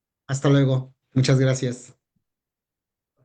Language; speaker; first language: Spanish; native; Spanish